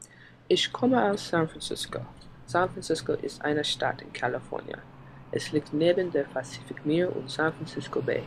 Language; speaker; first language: German; non-native, learner; English